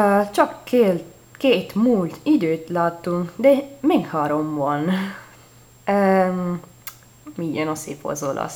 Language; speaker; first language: Hungarian; non-native, learner; Italian